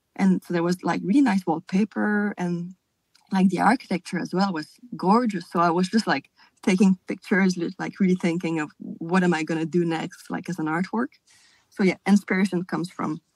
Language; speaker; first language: English; non-native, fluent; French